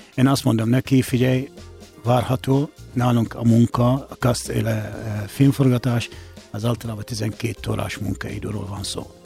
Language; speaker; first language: Hungarian; non-native, fluent; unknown